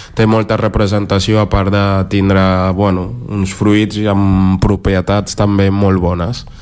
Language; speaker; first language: Catalan; early bilingual, other home language; Serer